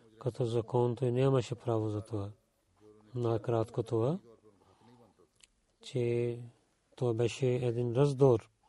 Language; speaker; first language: Bulgarian; non-native, learner; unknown